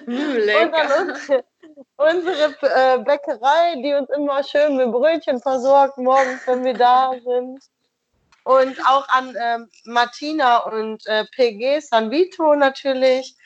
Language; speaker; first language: German; native; German